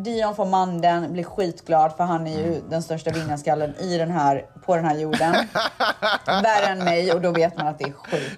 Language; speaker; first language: Swedish; native; Swedish